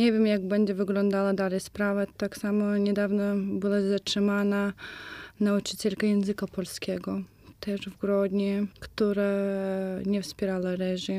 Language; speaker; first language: Polish; non-native, fluent; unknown